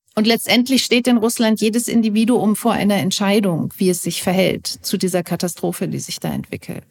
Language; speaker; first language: German; native; German